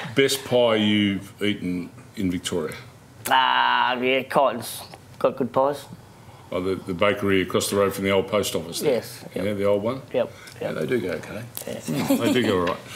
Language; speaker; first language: English; native; English